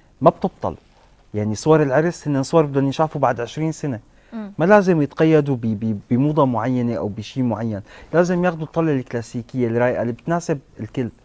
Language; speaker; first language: Arabic; native; Arabic